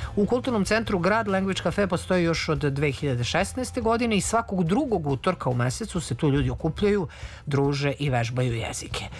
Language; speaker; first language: Serbian; native; Serbian